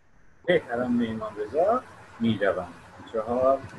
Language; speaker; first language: Persian; non-native, fluent; Urdu